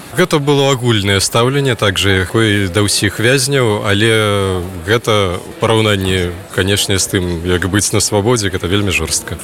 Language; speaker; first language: Belarusian; non-native, local second language; Russian